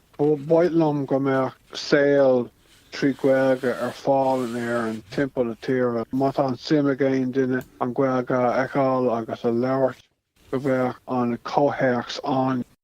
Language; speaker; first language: Irish; non-native, local second language; English